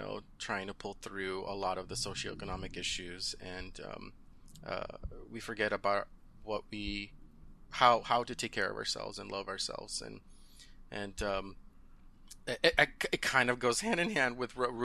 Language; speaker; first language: English; early bilingual, other home language; Spanish